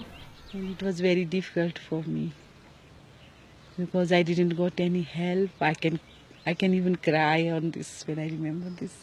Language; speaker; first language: English; non-native, local second language; Hindi